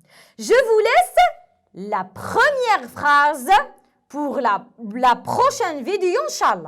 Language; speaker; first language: French; non-native, local second language; Arabic